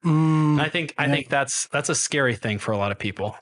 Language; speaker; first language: English; native; English